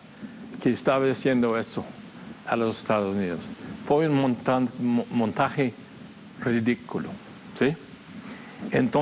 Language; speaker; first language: Spanish; non-native, fluent; English